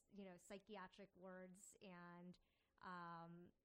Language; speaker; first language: English; native; English